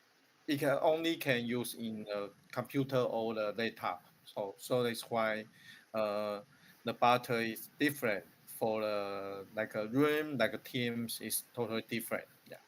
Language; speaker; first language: English; non-native, learner; Chinese